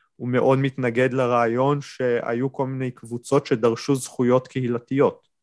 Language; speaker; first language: Hebrew; native; Hebrew